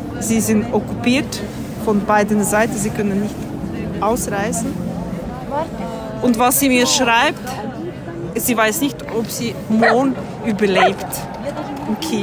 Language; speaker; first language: German; non-native, fluent; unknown